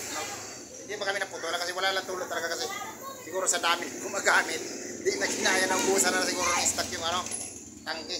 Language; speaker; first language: Filipino; native; Filipino